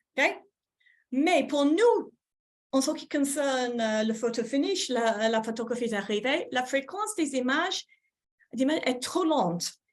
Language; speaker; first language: French; non-native, fluent; English